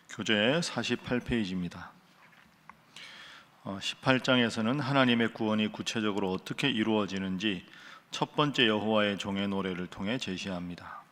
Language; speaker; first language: Korean; native; Korean